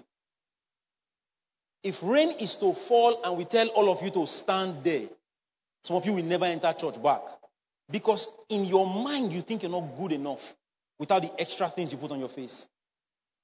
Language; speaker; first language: English; non-native, local second language; Bini